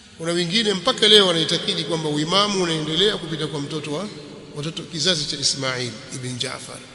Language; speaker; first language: Swahili; native; Swahili